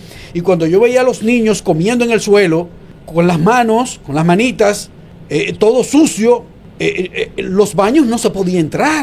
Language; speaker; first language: Spanish; native; Spanish